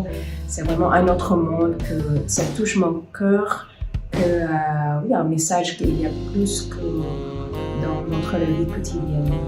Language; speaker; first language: French; non-native, fluent; Filipino